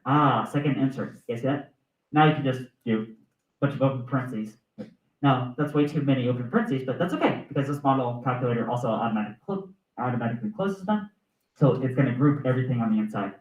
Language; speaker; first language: English; native; English